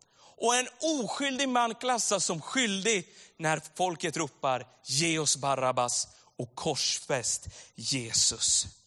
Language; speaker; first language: Swedish; native; Swedish